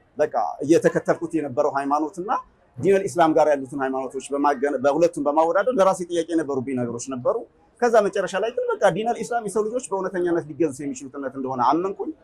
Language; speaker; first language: Amharic; native; Amharic